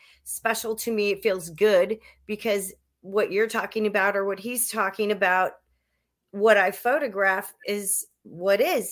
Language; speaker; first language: English; native; English